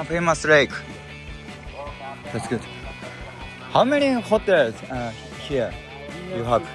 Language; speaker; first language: English; non-native, learner; Japanese